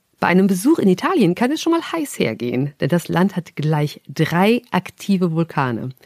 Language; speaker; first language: German; native; German